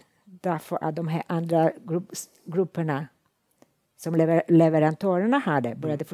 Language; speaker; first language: Swedish; non-native, fluent; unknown